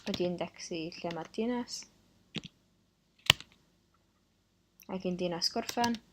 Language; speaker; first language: Welsh; non-native, local second language; English